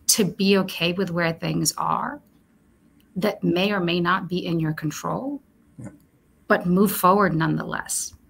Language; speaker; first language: English; early bilingual, other home language; Romanian